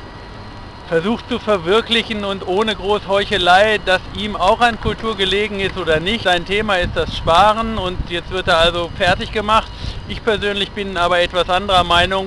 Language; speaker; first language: German; native; German